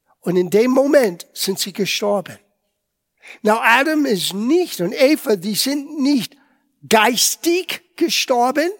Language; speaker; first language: German; non-native, fluent; English